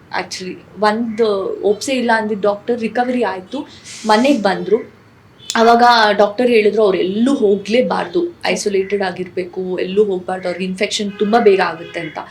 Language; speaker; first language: Kannada; non-native, local second language; Tulu